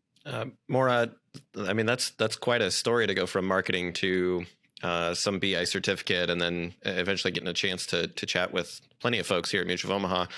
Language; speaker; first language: English; native; English